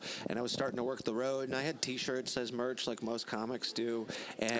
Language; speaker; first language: English; native; English